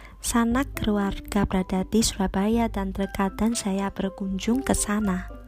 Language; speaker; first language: Indonesian; early bilingual, heritage; Japanese